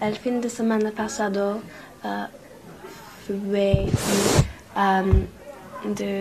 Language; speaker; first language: Spanish; non-native, learner; English